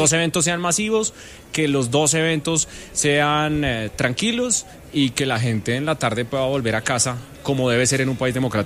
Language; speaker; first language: Spanish; native; Spanish